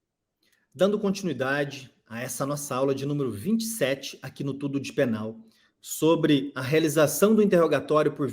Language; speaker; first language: Portuguese; native; Portuguese